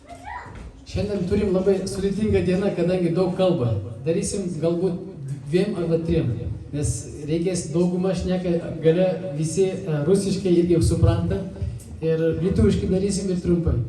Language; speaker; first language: Lithuanian; non-native, learner; Kyrgyz